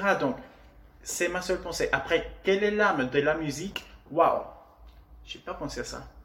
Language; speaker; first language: French; non-native, fluent; Spanish